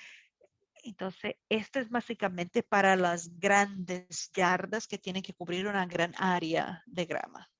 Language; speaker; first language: Spanish; non-native, fluent; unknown